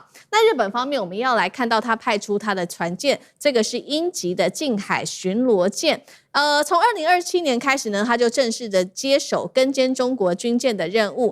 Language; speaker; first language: Chinese; native; Chinese